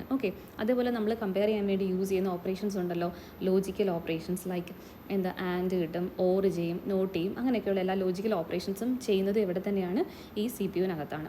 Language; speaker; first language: Malayalam; native; Malayalam